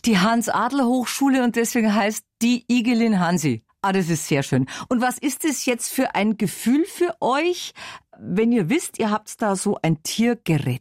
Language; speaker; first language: German; native; German